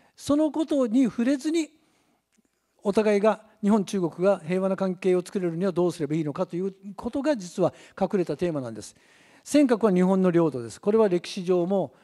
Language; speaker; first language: Japanese; native; Japanese